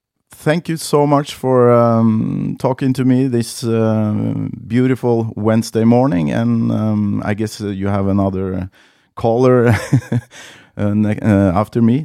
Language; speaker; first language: English; non-native, fluent; Norwegian